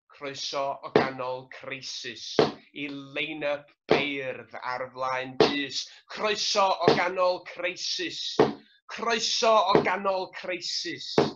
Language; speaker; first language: Welsh; native; Welsh